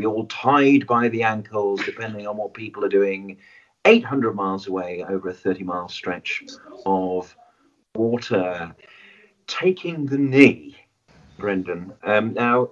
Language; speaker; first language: English; native; English